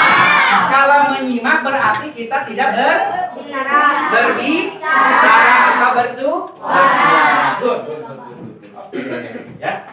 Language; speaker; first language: Indonesian; native; Indonesian